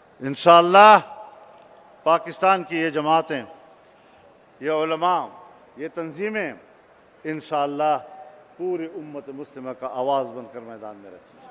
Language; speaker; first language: Urdu; non-native, local second language; Pashto